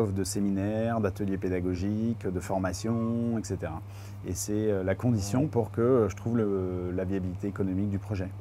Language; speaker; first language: French; native; French